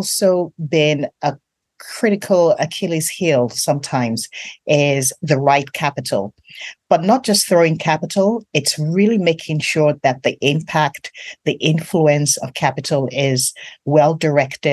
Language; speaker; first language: English; non-native, local second language; Yoruba